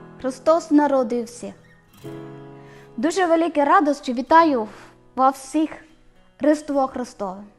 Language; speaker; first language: Ukrainian; non-native, learner; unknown